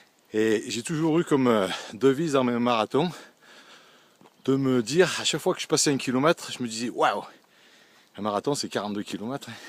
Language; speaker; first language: French; native; French